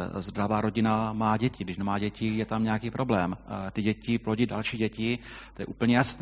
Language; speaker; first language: Czech; native; Czech